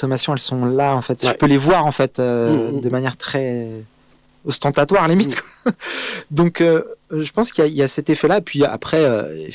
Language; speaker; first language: French; native; French